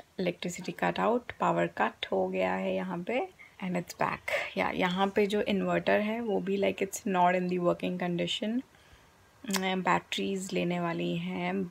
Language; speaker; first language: Hindi; native; Hindi